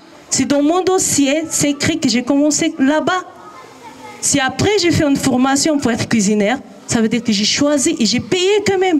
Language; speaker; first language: French; non-native, learner; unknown